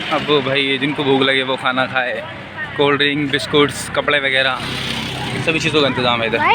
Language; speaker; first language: Hindi; native; Hindi